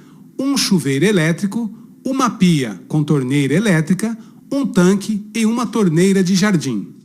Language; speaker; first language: Portuguese; native; Portuguese